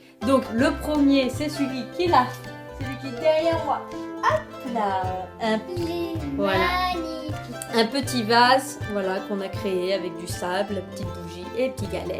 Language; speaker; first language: French; native; French